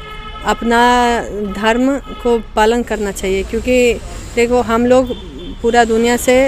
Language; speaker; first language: Hindi; non-native, fluent; Spanish